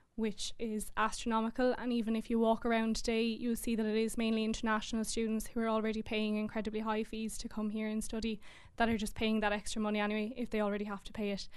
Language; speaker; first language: English; native; English